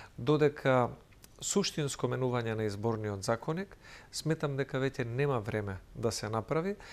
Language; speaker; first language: Macedonian; native; Macedonian